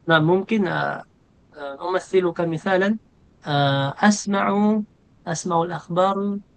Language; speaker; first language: Arabic; non-native, fluent; Filipino